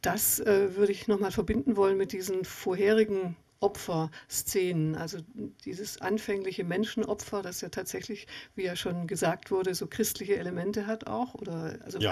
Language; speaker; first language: German; native; German